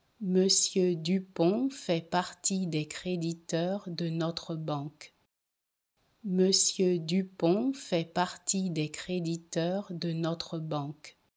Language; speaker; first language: French; native; French